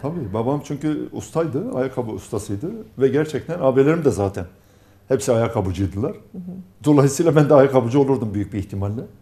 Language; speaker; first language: Turkish; non-native, local second language; Arabic